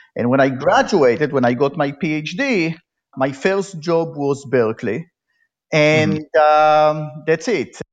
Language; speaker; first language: English; non-native, fluent; Hebrew